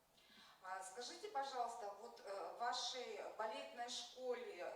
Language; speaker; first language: Russian; native; Russian